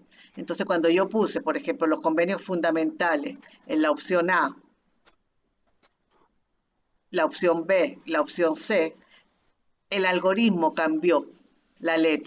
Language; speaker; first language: Spanish; native; Spanish